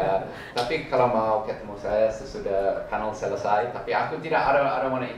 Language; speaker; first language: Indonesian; non-native, learner; English